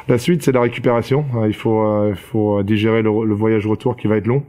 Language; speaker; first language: French; native; French